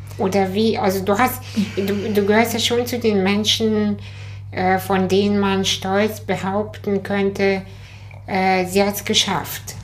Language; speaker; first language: German; early bilingual, other home language; Russian